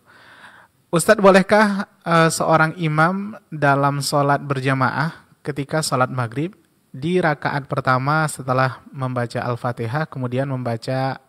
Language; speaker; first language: Malay; native; Malay